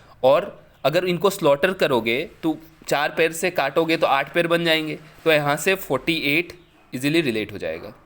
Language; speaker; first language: Hindi; native; Hindi